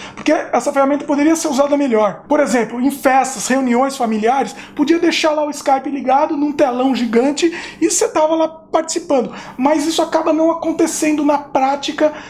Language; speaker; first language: Portuguese; native; Portuguese